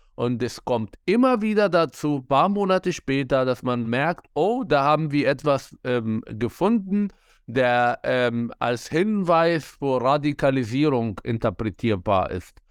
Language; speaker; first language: German; non-native, fluent; Arabic